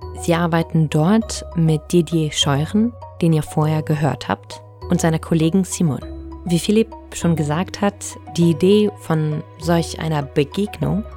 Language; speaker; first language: German; non-native, local second language; Luxembourgish